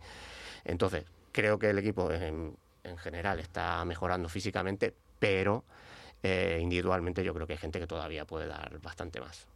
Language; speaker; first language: Spanish; native; Spanish